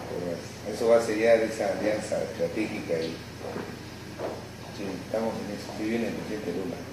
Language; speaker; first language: Portuguese; non-native, learner; Spanish